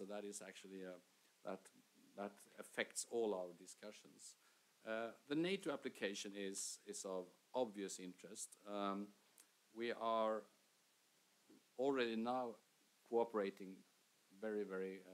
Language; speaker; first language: English; non-native, fluent; Swedish